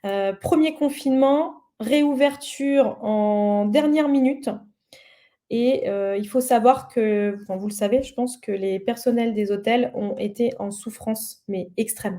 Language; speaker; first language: French; native; French